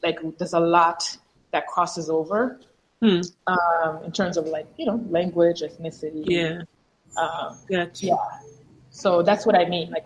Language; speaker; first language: English; non-native, fluent; French